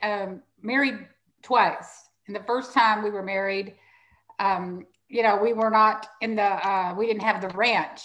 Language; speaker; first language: English; native; English